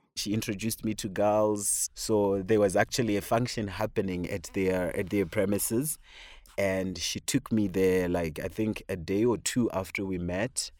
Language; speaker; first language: English; non-native, local second language; Shona